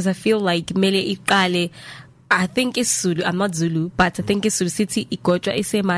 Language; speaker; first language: English; non-native, local second language; Zulu